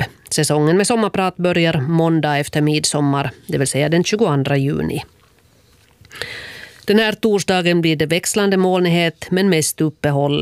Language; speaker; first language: Swedish; native; Swedish